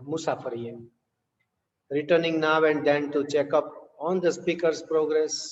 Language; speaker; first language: English; non-native, local second language; Gujarati